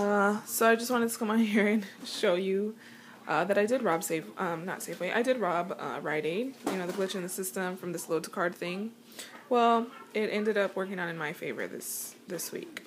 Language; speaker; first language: English; native; English